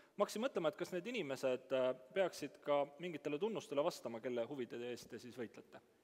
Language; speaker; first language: Estonian; native; Estonian